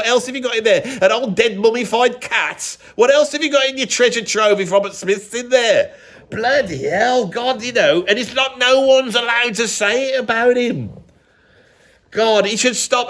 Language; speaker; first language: English; native; English